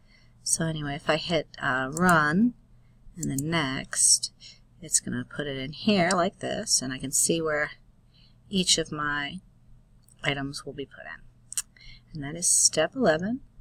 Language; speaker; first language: English; native; English